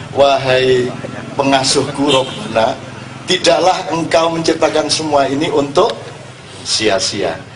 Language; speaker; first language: Indonesian; non-native, local second language; Javanese